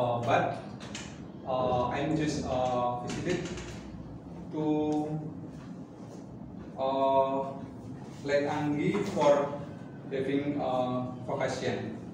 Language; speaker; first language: English; non-native, learner; Indonesian